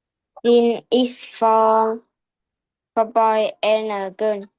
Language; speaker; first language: English; non-native, learner; Vietnamese